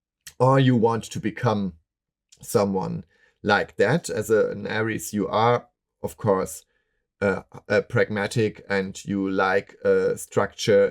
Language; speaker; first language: English; non-native, fluent; German